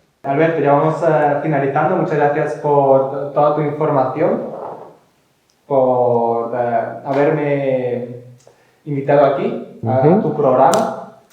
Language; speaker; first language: Spanish; non-native, fluent; Ukrainian